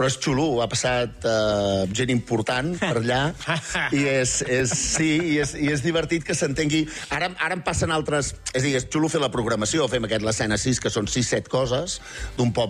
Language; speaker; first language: Catalan; native; Catalan